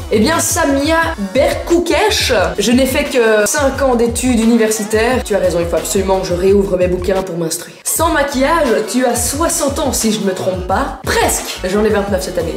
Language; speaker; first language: French; native; French